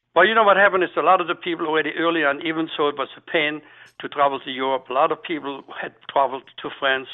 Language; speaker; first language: English; non-native, fluent; German